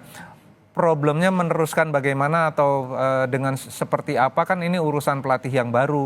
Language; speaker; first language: Indonesian; native; Indonesian